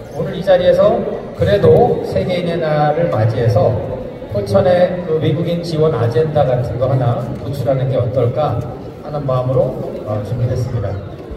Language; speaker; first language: Korean; native; Korean